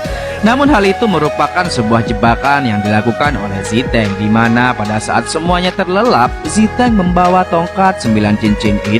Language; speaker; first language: Indonesian; native; Indonesian